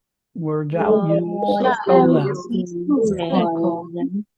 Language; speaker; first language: Chinese; non-native, learner; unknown